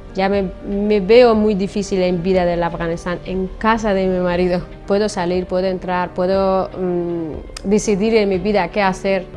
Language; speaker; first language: Spanish; non-native, learner; Persian